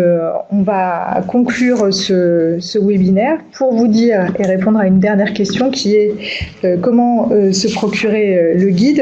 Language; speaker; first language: French; native; French